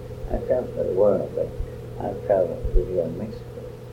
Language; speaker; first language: English; early bilingual, other home language; Spanish